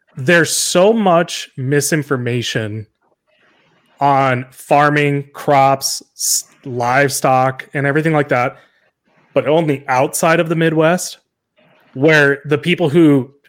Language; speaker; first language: English; native; English